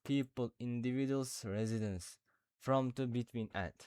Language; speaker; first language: English; non-native, learner; Uzbek